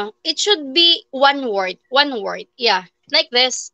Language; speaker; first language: English; non-native, local second language; Filipino